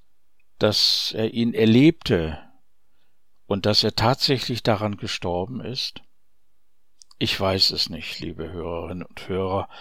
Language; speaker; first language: German; native; German